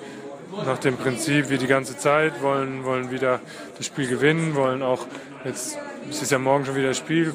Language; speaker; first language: German; native; German